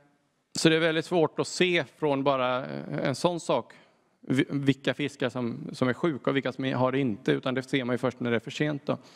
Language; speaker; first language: Swedish; native; Swedish